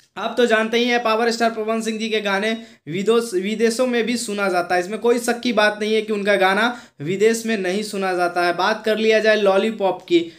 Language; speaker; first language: Hindi; native; Hindi